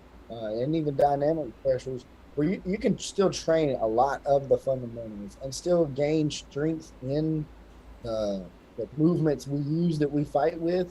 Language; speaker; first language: English; native; English